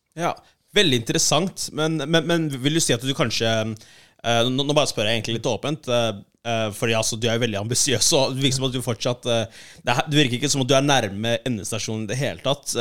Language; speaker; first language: Norwegian; early bilingual, other home language; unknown